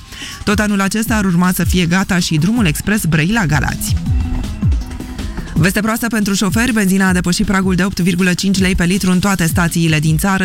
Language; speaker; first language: Romanian; native; Romanian